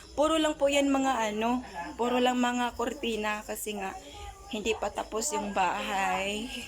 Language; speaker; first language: Filipino; non-native, local second language; Cebuano